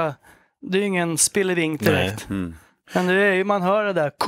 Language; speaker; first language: Swedish; native; Swedish